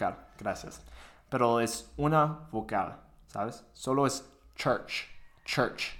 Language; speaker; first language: Spanish; non-native, fluent; English